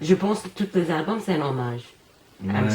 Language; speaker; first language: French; non-native, learner; English